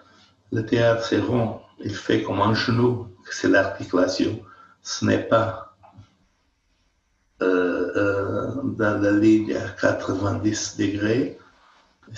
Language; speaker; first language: French; non-native, fluent; Portuguese